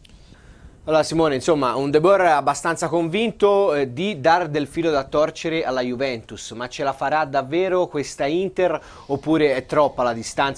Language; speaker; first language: Italian; native; Italian